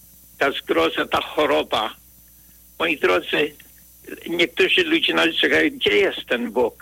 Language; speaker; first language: Polish; early bilingual, heritage; Polish